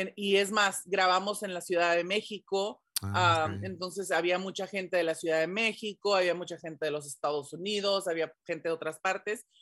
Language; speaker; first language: Spanish; early bilingual, heritage; Spanish